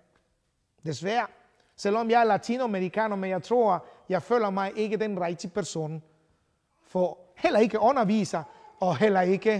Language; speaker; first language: Danish; non-native, fluent; Spanish